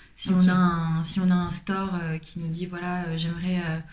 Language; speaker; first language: French; native; French